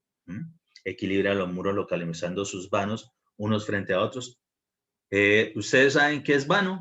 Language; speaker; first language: Spanish; native; Spanish